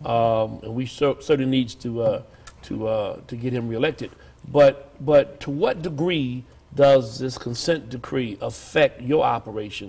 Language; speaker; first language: English; native; English